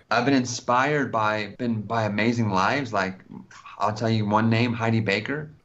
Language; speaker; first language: English; native; English